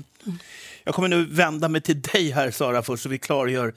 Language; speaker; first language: Swedish; native; Swedish